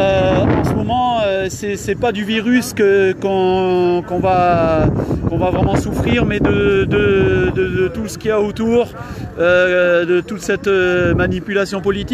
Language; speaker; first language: French; native; French